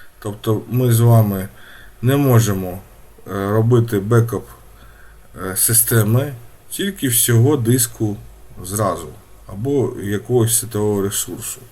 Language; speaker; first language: Ukrainian; non-native, local second language; Russian